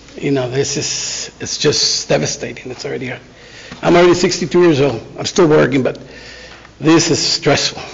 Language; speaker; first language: English; native; English